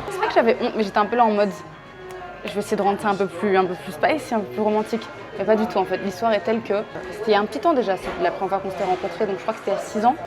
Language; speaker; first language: French; native; French